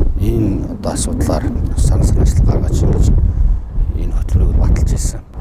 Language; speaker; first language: Mongolian; native; Mongolian